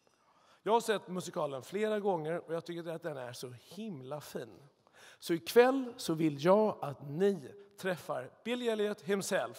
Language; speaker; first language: Swedish; native; Swedish